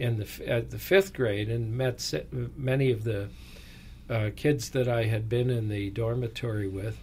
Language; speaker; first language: English; native; English